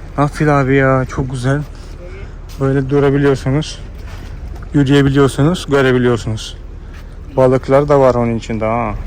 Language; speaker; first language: Turkish; non-native, fluent; Malayalam